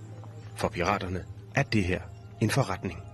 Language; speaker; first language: Danish; native; Danish